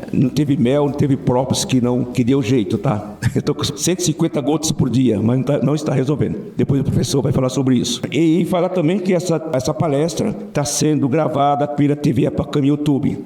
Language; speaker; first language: Portuguese; native; Portuguese